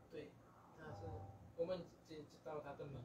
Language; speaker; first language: Chinese; non-native, learner; Indonesian